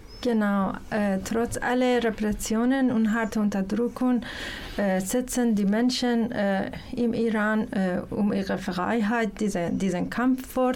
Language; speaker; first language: German; non-native, fluent; Persian